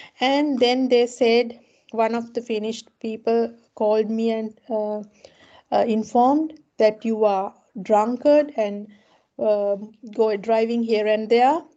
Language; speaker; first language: English; non-native, local second language; Sinhala